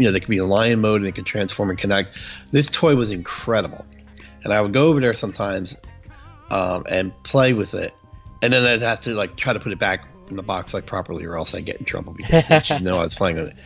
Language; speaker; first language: English; native; English